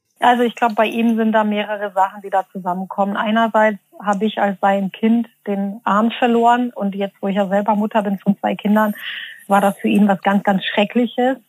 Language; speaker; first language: German; early bilingual, other home language; Bosnian